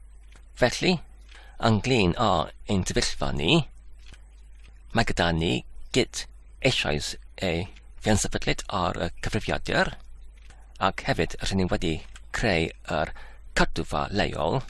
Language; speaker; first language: Welsh; non-native, learner; Polish